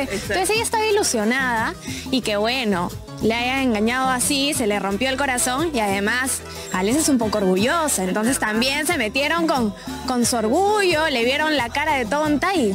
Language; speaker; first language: Spanish; native; Spanish